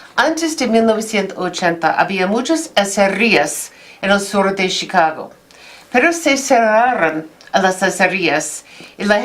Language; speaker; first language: Spanish; non-native, learner; English